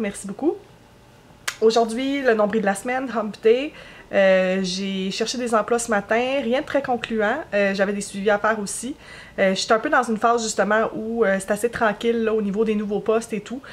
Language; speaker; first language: French; native; French